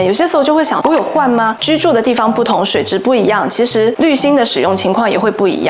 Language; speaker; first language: Chinese; native; Chinese